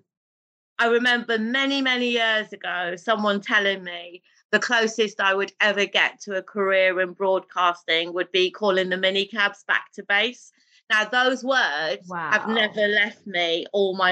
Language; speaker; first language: English; non-native, local second language; Urdu